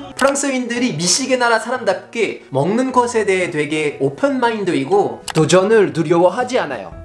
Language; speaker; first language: Korean; non-native, fluent; French